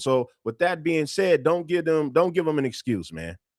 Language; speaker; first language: English; native; English